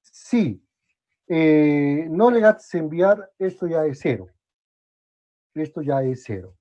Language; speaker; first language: Spanish; native; Spanish